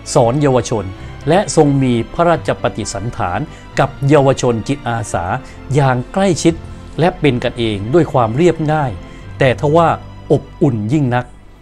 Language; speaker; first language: Thai; native; Thai